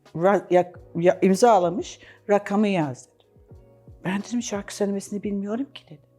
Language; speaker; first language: Turkish; non-native, fluent; English